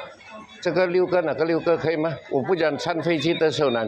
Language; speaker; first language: Chinese; early bilingual, heritage; Chinese